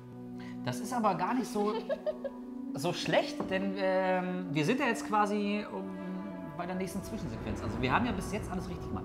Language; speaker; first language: German; native; German